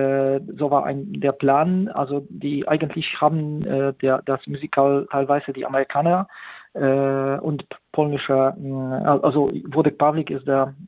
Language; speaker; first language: German; non-native, fluent; Polish